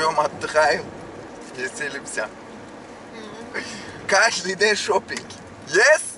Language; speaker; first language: Russian; non-native, learner; Turkish